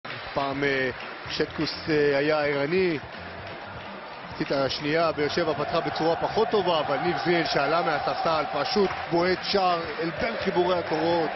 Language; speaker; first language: Hebrew; native; Hebrew